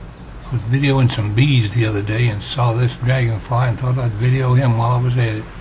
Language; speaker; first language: English; native; English